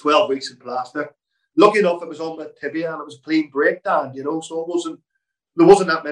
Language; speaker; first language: English; native; English